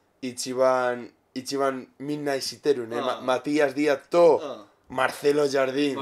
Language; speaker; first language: Japanese; non-native, learner; Spanish